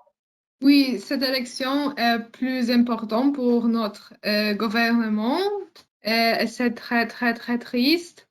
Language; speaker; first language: French; non-native, learner; Polish